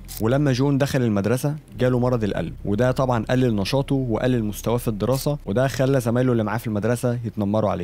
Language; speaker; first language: Arabic; native; Arabic